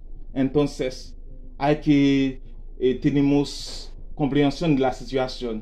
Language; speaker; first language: Spanish; non-native, learner; Haitian Creole